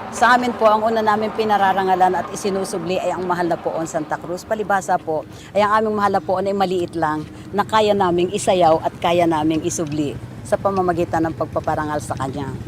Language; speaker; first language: Filipino; native; Filipino